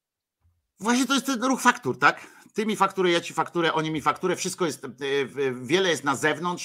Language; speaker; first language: Polish; native; Polish